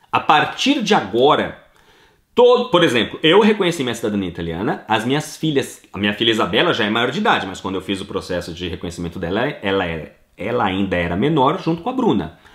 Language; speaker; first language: Portuguese; native; Portuguese